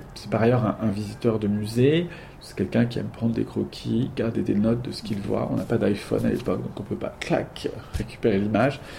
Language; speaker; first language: French; native; French